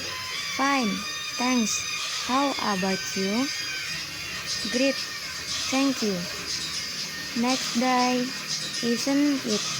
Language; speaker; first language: English; non-native, learner; Indonesian